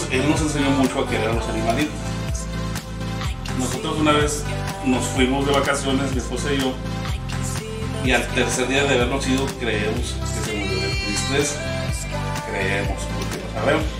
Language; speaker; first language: Spanish; native; Spanish